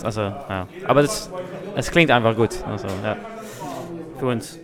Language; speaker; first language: German; non-native, learner; Dutch